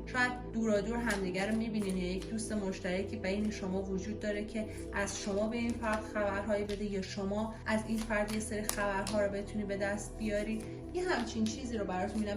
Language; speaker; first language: Persian; native; Persian